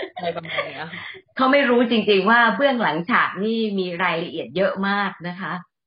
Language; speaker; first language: Thai; native; Thai